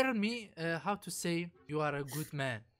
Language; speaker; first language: English; non-native, learner; Central Kurdish